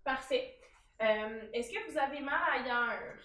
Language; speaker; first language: French; native; French